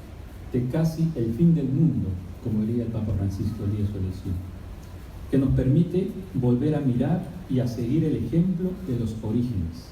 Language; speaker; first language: Spanish; native; Spanish